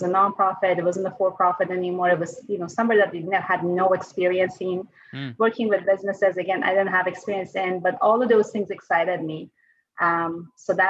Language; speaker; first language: English; non-native, fluent; Persian